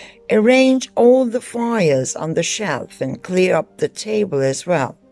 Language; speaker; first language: English; non-native, fluent; Turkish